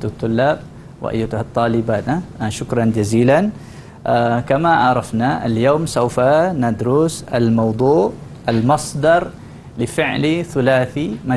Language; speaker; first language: Arabic; non-native, fluent; Malay